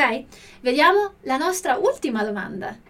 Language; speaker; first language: Italian; non-native, fluent; Portuguese